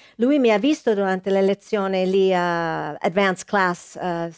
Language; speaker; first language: Italian; non-native, fluent; English